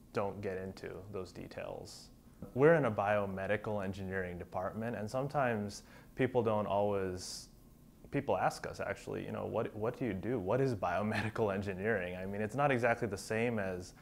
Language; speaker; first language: English; native; English